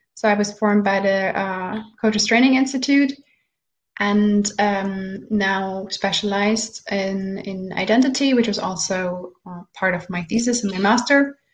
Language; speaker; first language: English; non-native, fluent; German